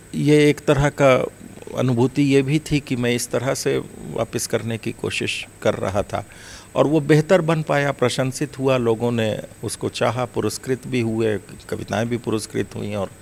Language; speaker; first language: Hindi; native; Hindi